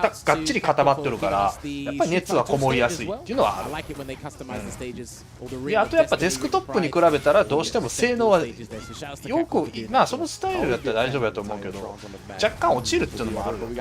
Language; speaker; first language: Japanese; native; Japanese